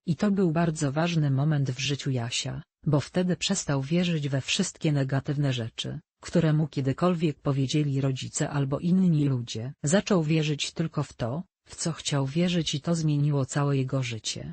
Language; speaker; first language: Polish; native; Polish